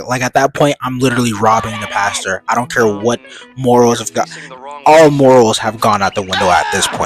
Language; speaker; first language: English; native; English